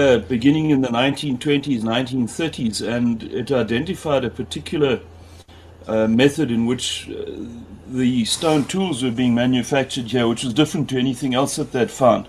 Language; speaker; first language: English; native; English